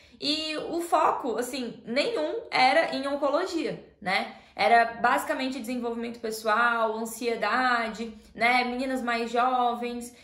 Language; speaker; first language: Portuguese; native; Portuguese